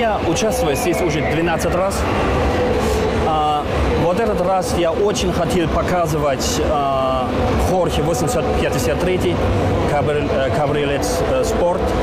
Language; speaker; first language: Russian; non-native, learner; German